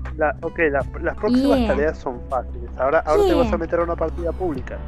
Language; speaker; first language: Spanish; native; Spanish